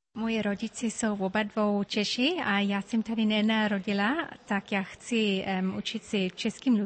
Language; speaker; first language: Czech; early bilingual, heritage; English